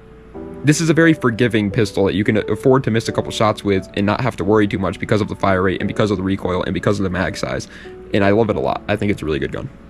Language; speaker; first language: English; native; English